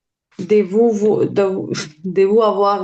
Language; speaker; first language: French; non-native, learner; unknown